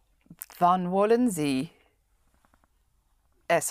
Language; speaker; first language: German; non-native, learner; English